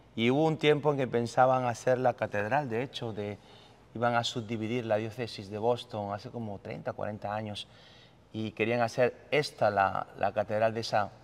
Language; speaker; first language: Spanish; native; Spanish